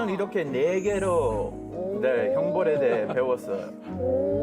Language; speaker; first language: Korean; non-native, fluent; Hebrew